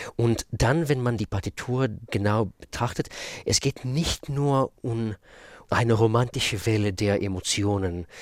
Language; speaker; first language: German; non-native, fluent; Russian